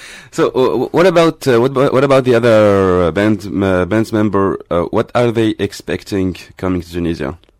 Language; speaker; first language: English; non-native, fluent; Arabic